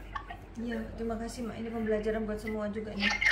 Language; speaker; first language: Indonesian; native; Indonesian